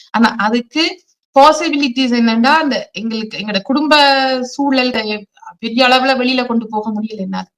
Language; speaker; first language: Tamil; early bilingual, heritage; Tamil